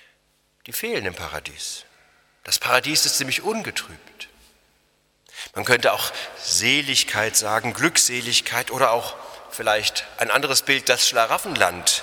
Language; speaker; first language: German; native; German